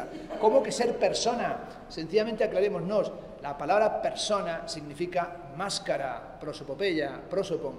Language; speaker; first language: Spanish; native; Spanish